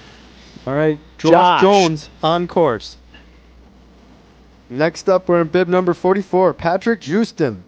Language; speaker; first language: English; native; English